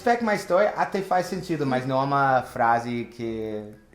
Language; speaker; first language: Portuguese; non-native, fluent; English